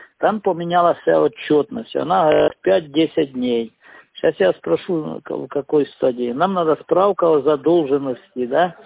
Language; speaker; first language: Russian; native; Russian